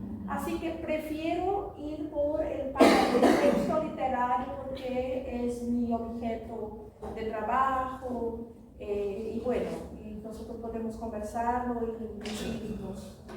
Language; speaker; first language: Spanish; non-native, fluent; Portuguese